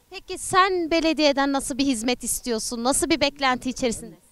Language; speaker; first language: Turkish; native; Turkish